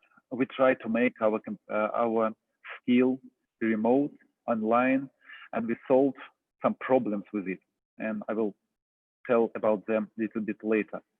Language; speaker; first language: English; non-native, fluent; Russian